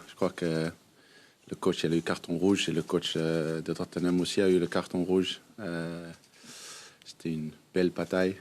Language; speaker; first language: French; early bilingual, heritage; Danish